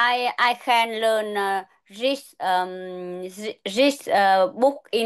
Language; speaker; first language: English; non-native, learner; Vietnamese